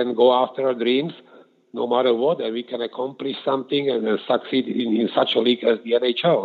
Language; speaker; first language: English; non-native, fluent; Slovak